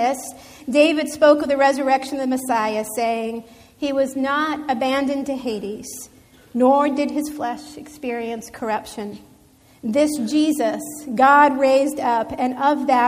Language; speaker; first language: English; native; English